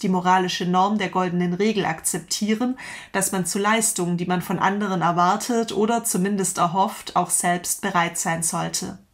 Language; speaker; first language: German; native; German